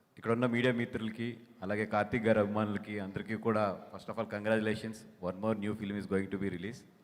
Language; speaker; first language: Telugu; native; Telugu